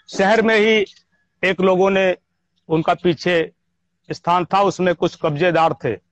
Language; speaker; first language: Hindi; native; Hindi